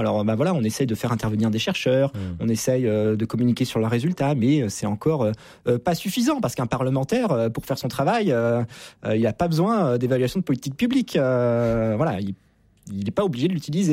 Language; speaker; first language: French; native; French